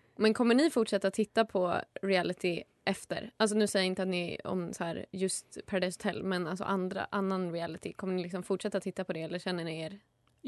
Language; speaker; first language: Swedish; native; Swedish